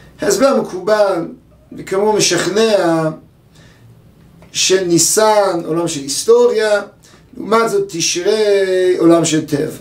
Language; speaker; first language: Hebrew; native; Hebrew